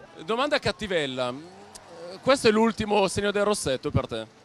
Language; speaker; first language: Italian; native; Italian